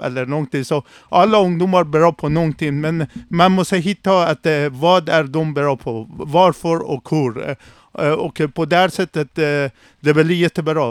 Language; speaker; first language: Swedish; non-native, learner; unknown